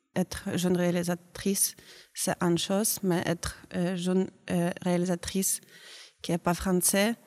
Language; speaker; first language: French; non-native, learner; Ukrainian